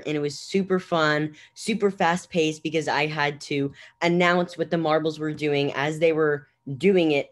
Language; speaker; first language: English; native; English